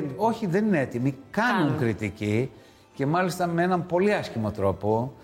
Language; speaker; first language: Greek; native; Greek